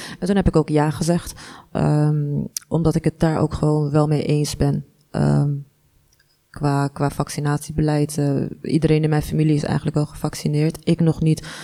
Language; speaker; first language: Dutch; early bilingual, other home language; Arabic